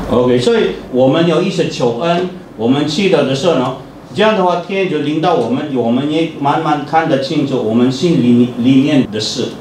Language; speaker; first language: Chinese; non-native, fluent; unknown